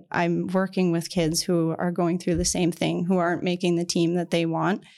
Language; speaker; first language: English; native; English